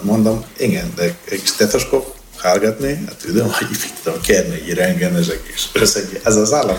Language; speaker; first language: Hungarian; non-native, learner; Greek